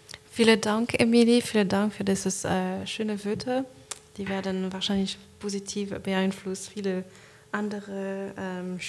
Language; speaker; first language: German; non-native, learner; French